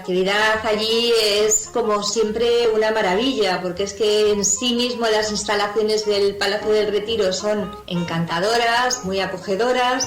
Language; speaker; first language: Spanish; native; Spanish